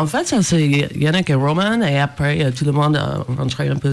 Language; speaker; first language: French; non-native, fluent; English